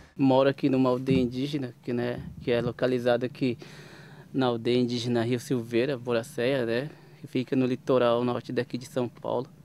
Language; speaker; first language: Portuguese; non-native, local second language; Guarani